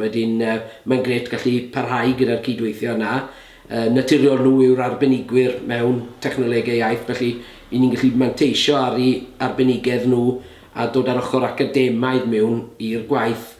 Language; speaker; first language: Welsh; native; Welsh